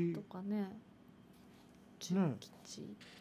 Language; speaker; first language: Japanese; native; Japanese